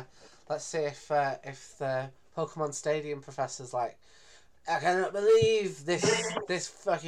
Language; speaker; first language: English; native; English